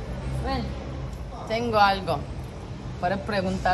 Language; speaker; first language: Spanish; non-native, learner; Turkish